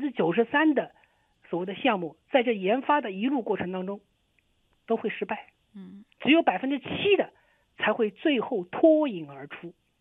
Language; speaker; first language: Chinese; native; Chinese